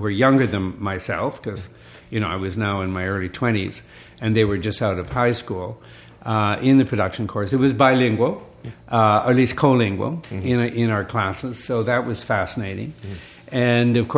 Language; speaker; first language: English; native; English